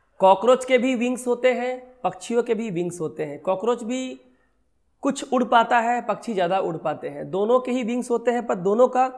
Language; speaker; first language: Hindi; native; Hindi